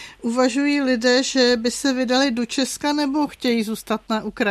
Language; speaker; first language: Czech; native; Czech